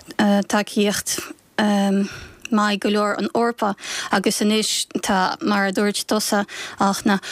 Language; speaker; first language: Irish; non-native, fluent; Ukrainian